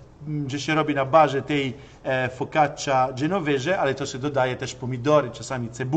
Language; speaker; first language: Polish; non-native, learner; Italian